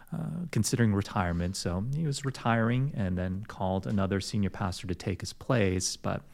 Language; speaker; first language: English; native; English